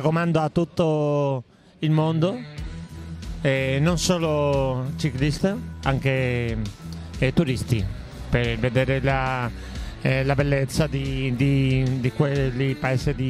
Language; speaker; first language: Italian; non-native, learner; Spanish